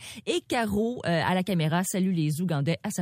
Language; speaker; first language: French; native; French